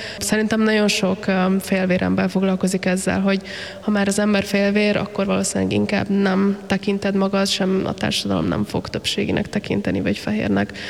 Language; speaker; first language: Hungarian; native; Hungarian